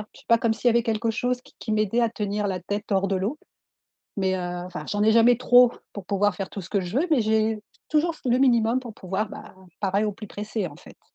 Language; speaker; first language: French; native; French